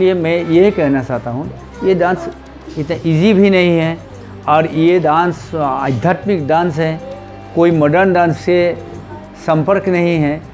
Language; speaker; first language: Hindi; non-native, local second language; Assamese